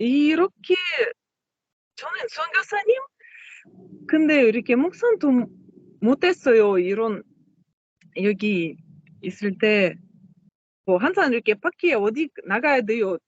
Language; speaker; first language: Korean; non-native, learner; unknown